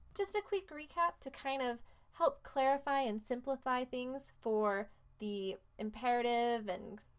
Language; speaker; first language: English; native; English